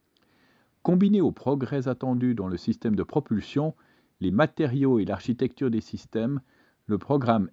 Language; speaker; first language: French; native; French